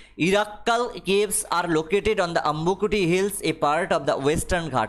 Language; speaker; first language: English; non-native, local second language; Bangla